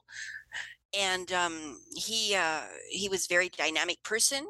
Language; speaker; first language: English; native; English